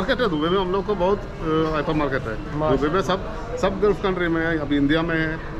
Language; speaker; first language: Hindi; non-native, local second language; Malayalam